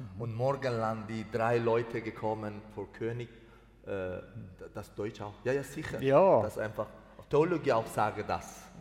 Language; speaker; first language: German; non-native, learner; Persian